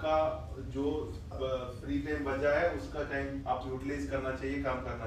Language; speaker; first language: Hindi; non-native, fluent; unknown